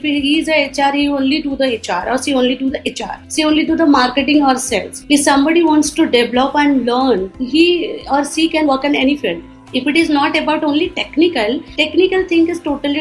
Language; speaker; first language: English; non-native, local second language; Odia